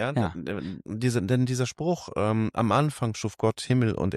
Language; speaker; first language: German; native; German